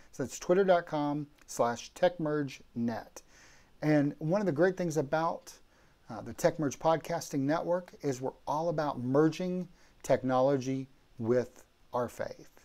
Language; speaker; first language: English; native; English